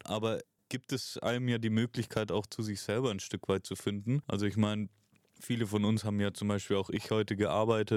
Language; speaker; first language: German; native; German